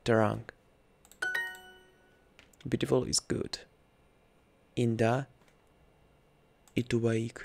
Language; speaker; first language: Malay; non-native, learner; Russian